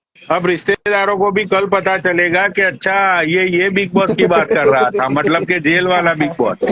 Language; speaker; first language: Hindi; native; Hindi